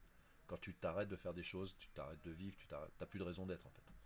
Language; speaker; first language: French; native; French